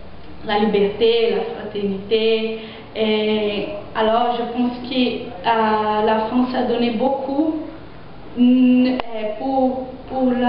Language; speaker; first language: French; non-native, fluent; Portuguese